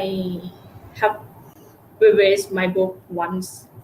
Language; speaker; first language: English; non-native, learner; Thai